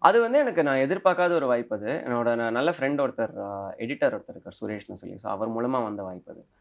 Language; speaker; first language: Tamil; native; Tamil